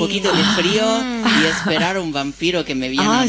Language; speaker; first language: Spanish; non-native, fluent; Italian